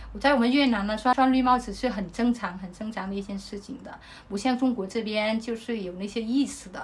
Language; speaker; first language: Chinese; non-native, fluent; Vietnamese